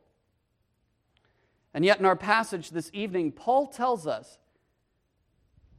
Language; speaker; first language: English; native; English